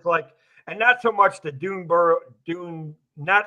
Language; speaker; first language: English; native; English